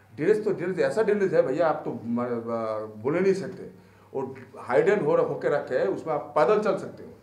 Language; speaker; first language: Hindi; non-native, local second language; Bangla